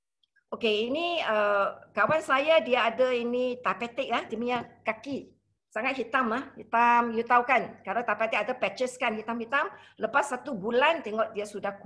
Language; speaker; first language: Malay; non-native, local second language; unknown